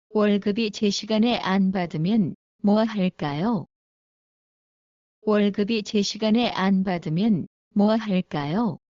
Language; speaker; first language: Korean; non-native, learner; Bangla